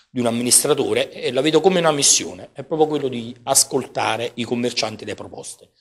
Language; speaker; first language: Italian; native; Italian